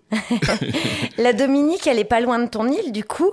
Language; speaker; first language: French; native; French